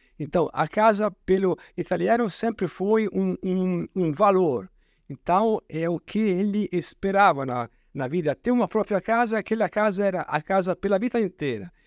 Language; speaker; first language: Portuguese; non-native, fluent; Italian